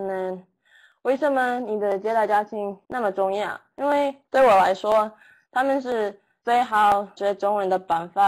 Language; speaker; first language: Chinese; non-native, learner; English